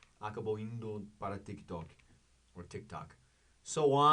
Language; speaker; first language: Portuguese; non-native, learner; English